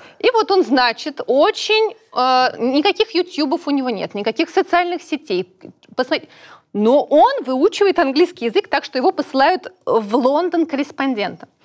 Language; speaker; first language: Russian; native; Russian